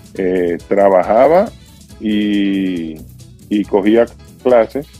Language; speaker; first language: Spanish; native; Spanish